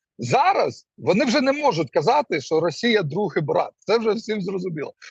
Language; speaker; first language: Ukrainian; non-native, local second language; Russian